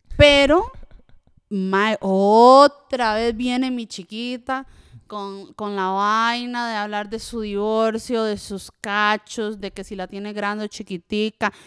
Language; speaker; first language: Spanish; early bilingual, other home language; French